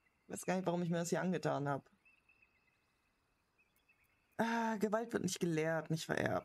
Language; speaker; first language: German; native; German